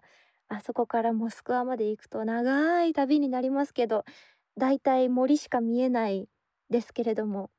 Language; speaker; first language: Japanese; native; Japanese